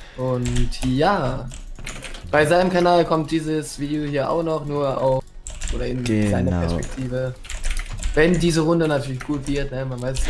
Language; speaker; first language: German; native; German